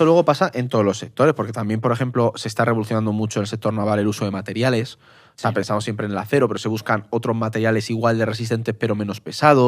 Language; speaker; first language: Spanish; native; Spanish